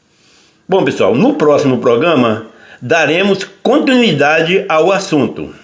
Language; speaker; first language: Portuguese; native; Portuguese